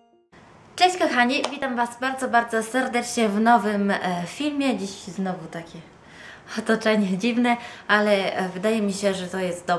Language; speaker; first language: Polish; non-native, fluent; Italian